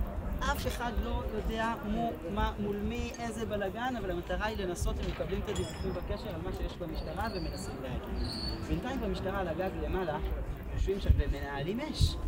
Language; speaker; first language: Hebrew; native; Hebrew